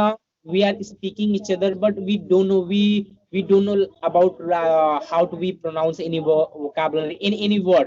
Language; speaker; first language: English; non-native, learner; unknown